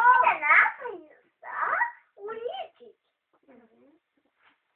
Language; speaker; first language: Turkish; non-native, learner; Azerbaijani